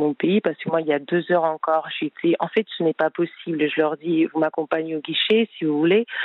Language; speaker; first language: French; non-native, fluent; Spanish